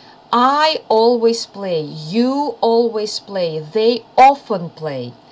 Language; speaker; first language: English; non-native, fluent; Ukrainian